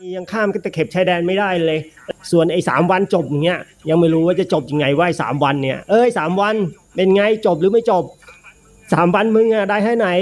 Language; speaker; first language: Thai; native; Thai